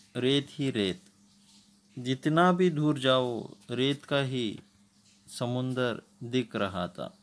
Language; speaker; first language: Hindi; non-native, local second language; Kannada